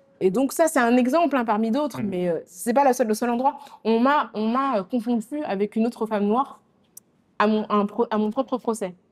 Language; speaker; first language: French; native; French